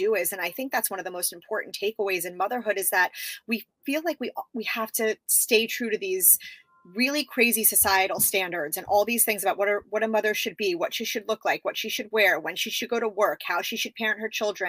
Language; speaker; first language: English; native; English